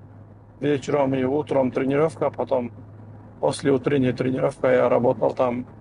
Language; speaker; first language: Russian; non-native, local second language; Kyrgyz